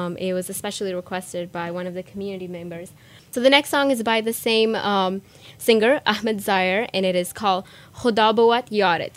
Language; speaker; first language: English; early bilingual, other home language; Persian